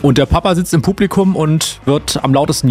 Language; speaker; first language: German; native; German